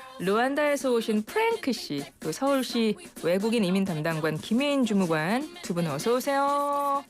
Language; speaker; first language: Korean; native; Korean